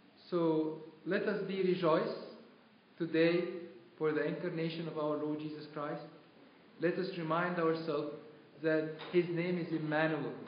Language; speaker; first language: English; non-native, fluent; Arabic